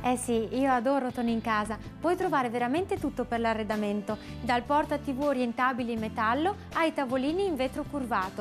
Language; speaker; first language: Italian; native; Italian